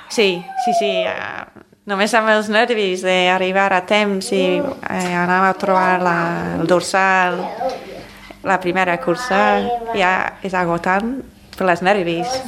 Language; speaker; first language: Catalan; non-native, fluent; English